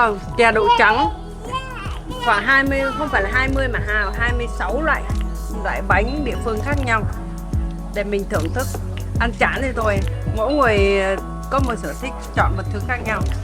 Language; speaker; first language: Vietnamese; native; Vietnamese